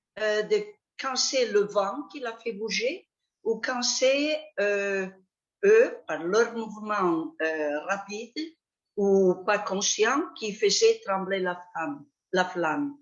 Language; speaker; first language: French; non-native, fluent; Catalan